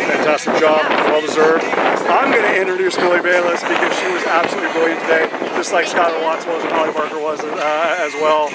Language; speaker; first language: English; native; English